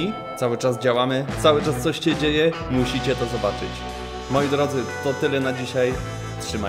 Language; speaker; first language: Polish; native; Polish